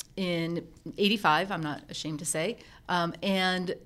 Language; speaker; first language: English; native; English